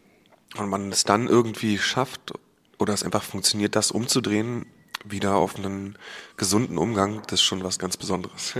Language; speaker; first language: German; native; German